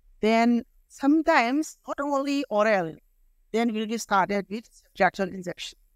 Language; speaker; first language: English; non-native, local second language; Manipuri